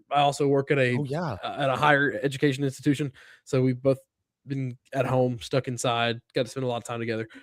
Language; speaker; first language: English; native; English